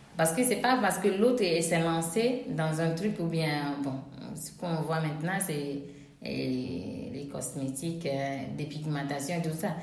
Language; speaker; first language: French; non-native, local second language; Ewe